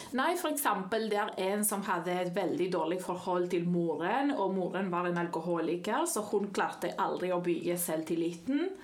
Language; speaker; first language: Norwegian; non-native, fluent; Spanish